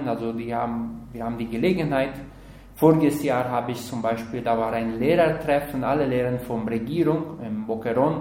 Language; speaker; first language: German; non-native, learner; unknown